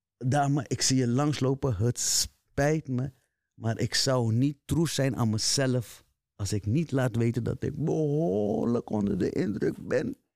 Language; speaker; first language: Dutch; native; Dutch